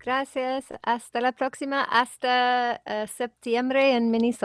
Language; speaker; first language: Spanish; non-native, learner; English